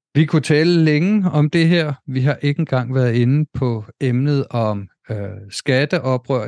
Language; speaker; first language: Danish; native; Danish